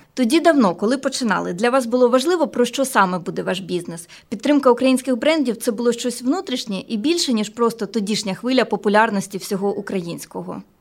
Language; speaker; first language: Ukrainian; native; Ukrainian